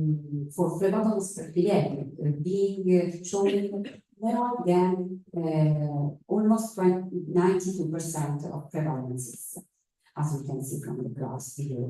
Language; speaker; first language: English; non-native, fluent; Italian